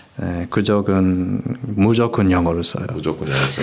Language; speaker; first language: Korean; non-native, fluent; English